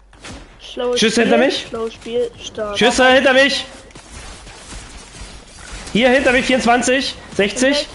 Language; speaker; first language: German; native; German